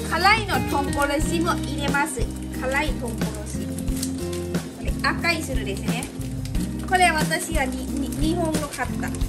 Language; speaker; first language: Japanese; non-native, learner; Lao